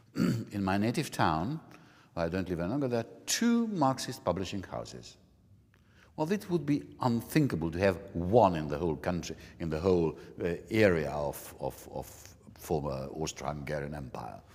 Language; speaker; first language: English; non-native, fluent; Hungarian